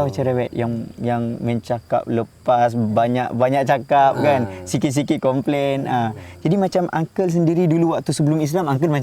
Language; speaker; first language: Malay; native; Malay